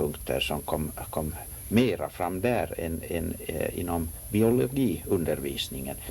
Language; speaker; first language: Swedish; non-native, local second language; Finnish